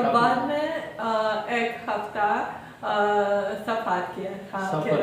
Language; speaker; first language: Hindi; non-native, learner; Russian